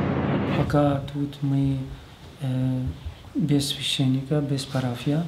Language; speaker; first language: Russian; non-native, learner; Arabic